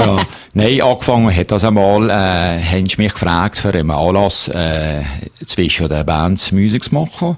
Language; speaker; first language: German; native; German